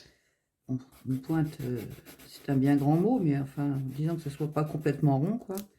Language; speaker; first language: French; native; French